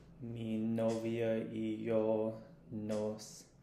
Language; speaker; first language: Spanish; non-native, learner; English